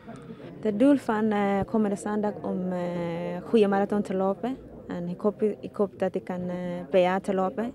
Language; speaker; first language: Dutch; non-native, learner; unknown